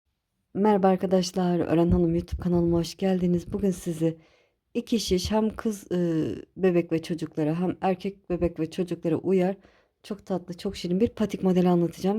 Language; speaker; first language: Turkish; native; Turkish